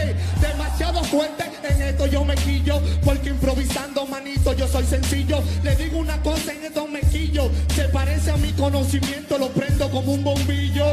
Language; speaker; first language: Spanish; native; Spanish